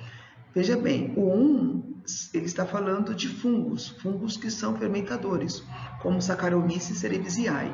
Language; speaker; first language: Portuguese; native; Portuguese